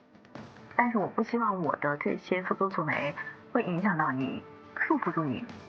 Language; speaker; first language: Chinese; native; Chinese